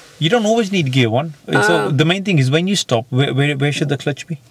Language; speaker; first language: English; native; English